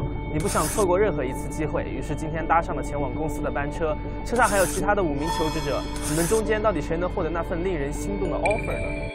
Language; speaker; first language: Chinese; native; Chinese